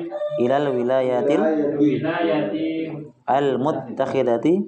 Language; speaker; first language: Arabic; non-native, fluent; Indonesian